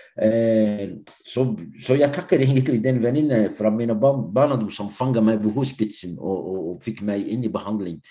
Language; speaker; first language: Norwegian; non-native, fluent; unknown